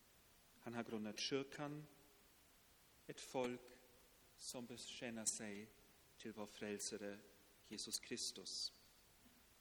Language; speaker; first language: Swedish; non-native, fluent; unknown